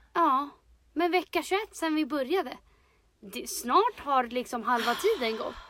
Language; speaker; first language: Swedish; early bilingual, other home language; Spanish